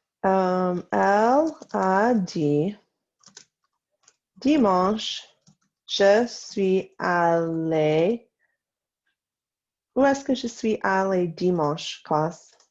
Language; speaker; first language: French; non-native, fluent; English